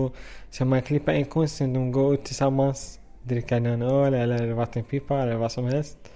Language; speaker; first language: Swedish; non-native, fluent; Arabic